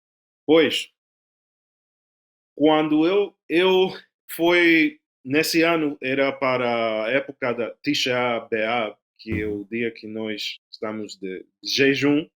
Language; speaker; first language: Portuguese; non-native, fluent; Spanish